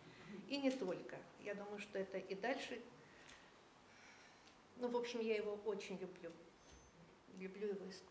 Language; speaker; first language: Russian; native; Russian